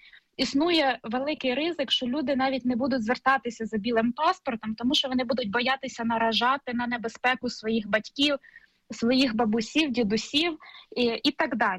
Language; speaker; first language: Ukrainian; native; Ukrainian